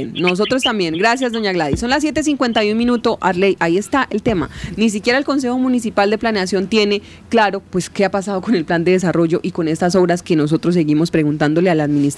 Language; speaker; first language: Spanish; native; Spanish